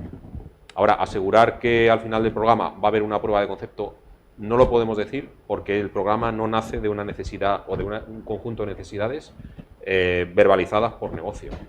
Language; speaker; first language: Spanish; native; Spanish